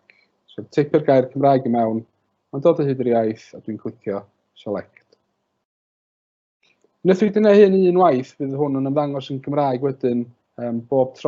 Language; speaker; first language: Welsh; native; Welsh